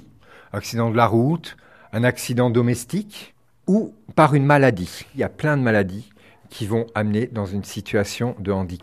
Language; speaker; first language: French; native; French